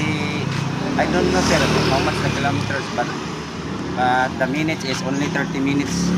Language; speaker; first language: English; non-native, local second language; Cebuano